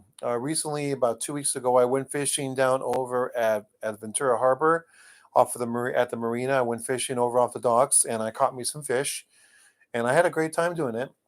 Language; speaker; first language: English; native; English